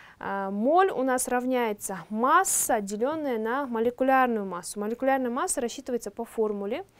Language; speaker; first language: Russian; non-native, local second language; Kazakh